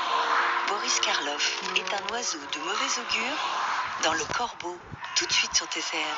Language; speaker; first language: French; native; French